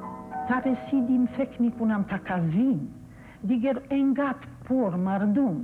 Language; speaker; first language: Persian; non-native, fluent; Polish